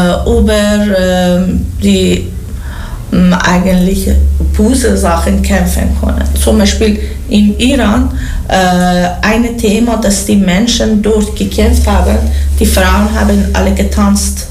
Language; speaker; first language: German; non-native, learner; Persian